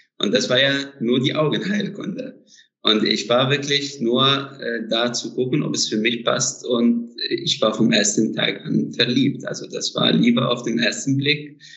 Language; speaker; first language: German; non-native, fluent; Arabic